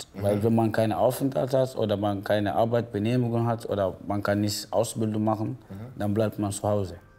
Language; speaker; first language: German; non-native, fluent; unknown